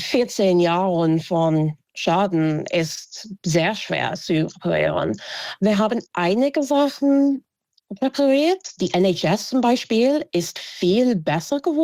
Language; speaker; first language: German; non-native, fluent; English